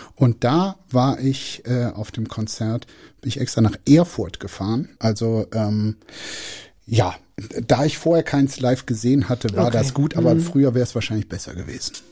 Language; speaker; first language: German; native; German